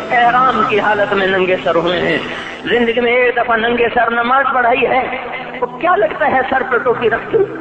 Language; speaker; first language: Urdu; non-native, local second language; Punjabi